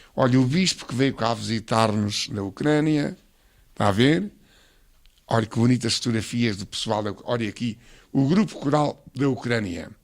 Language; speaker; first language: Portuguese; native; Portuguese